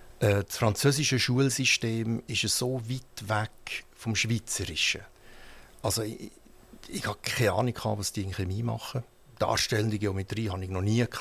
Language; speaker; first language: German; early bilingual, heritage; German